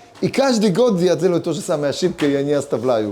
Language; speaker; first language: Russian; early bilingual, heritage; Hebrew